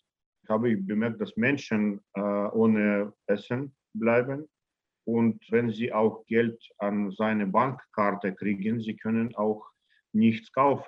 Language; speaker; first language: German; non-native, learner; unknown